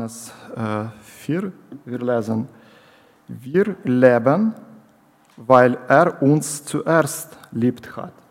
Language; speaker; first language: German; non-native, learner; Ukrainian